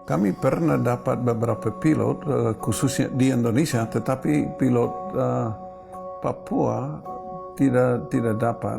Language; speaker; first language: Indonesian; non-native, fluent; English